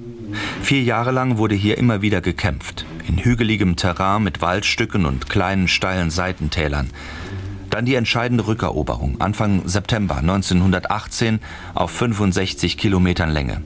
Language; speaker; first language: German; native; German